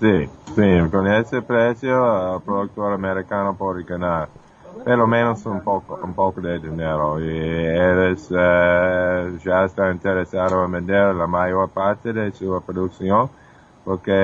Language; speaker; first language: Portuguese; non-native, fluent; English